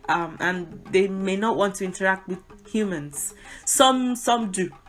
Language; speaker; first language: English; non-native, local second language; Yoruba